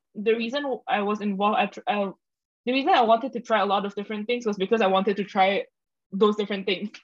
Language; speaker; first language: English; non-native, fluent; Indonesian